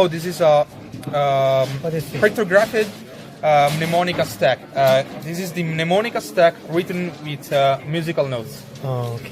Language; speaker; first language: English; non-native, fluent; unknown